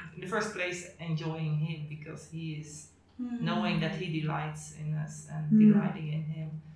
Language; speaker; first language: English; non-native, fluent; Dutch